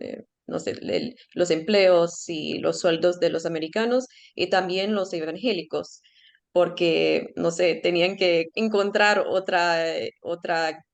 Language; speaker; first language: Spanish; early bilingual, heritage; Spanish